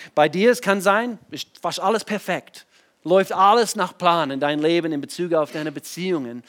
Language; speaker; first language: German; non-native, fluent; English